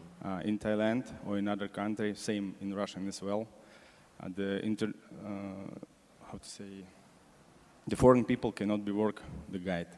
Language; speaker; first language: English; non-native, learner; Russian